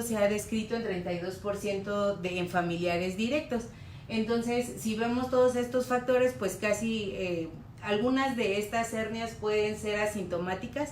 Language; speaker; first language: Spanish; native; Spanish